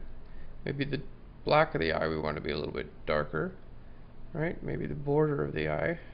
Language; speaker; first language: English; native; English